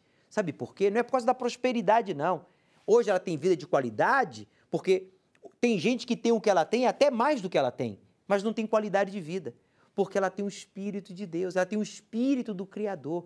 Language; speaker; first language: Portuguese; native; Portuguese